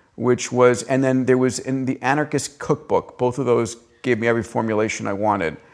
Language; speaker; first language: English; early bilingual, other home language; Greek